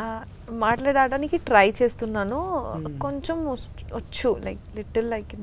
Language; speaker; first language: Telugu; non-native, learner; Bangla